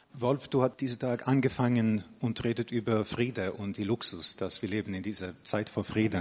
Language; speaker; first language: German; non-native, fluent; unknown